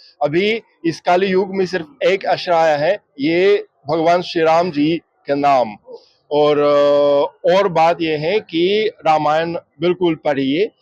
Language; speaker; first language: Hindi; non-native, fluent; Russian